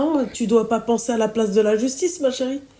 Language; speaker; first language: French; native; French